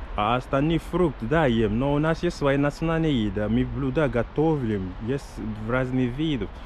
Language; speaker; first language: Russian; non-native, learner; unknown